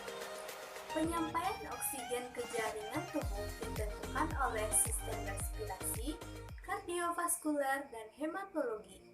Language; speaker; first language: Indonesian; native; Indonesian